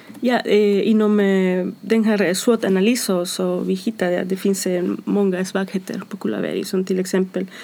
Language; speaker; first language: Swedish; non-native, fluent; Spanish